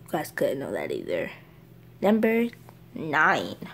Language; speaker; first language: English; native; English